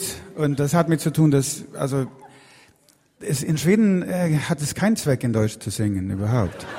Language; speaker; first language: German; non-native, fluent; Swedish